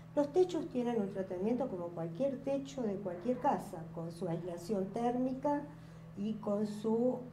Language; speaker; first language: Spanish; native; Spanish